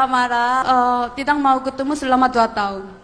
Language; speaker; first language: Indonesian; non-native, fluent; Korean